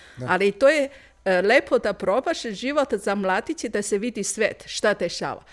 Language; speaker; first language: Croatian; non-native, learner; Chinese